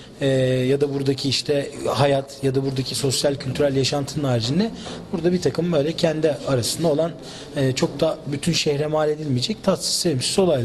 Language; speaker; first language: Turkish; native; Turkish